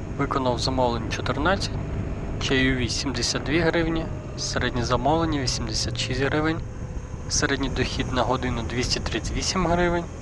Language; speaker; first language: Ukrainian; non-native, local second language; Russian